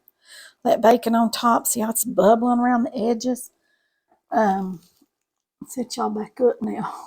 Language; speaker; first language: English; native; English